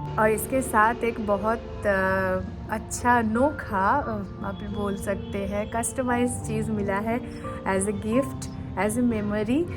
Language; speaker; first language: Hindi; non-native, local second language; Bangla